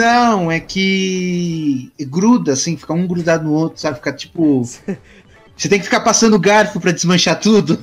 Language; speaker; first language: Portuguese; native; Portuguese